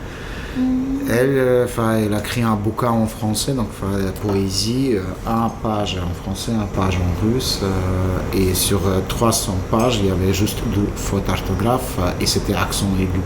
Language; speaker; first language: French; non-native, fluent; Russian